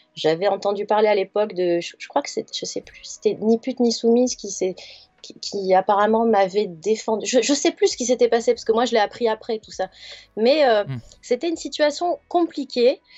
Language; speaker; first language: French; native; French